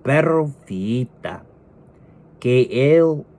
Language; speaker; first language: Spanish; non-native, learner; English